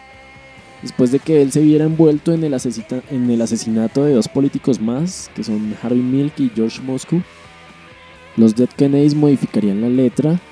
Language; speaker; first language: Spanish; native; Spanish